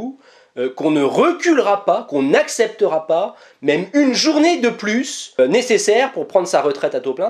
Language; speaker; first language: French; native; French